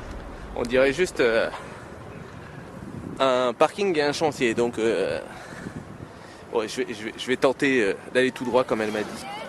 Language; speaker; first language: French; native; French